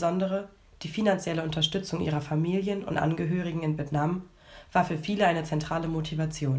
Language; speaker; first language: German; native; German